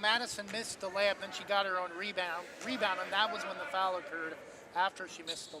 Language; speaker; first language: English; native; English